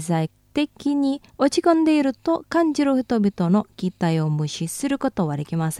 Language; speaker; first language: Japanese; non-native, fluent; Indonesian